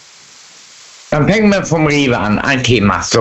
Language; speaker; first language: German; native; German